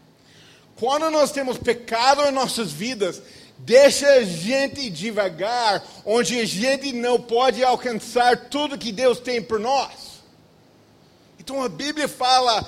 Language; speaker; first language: Portuguese; non-native, fluent; English